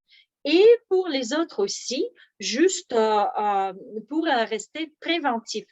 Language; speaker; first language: French; non-native, fluent; Russian